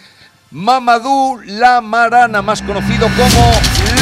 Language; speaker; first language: Spanish; native; Spanish